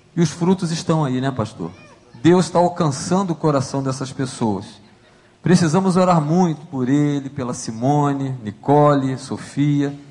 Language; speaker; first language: Portuguese; native; Portuguese